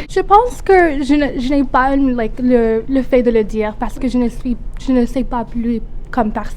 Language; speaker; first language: French; non-native, learner; English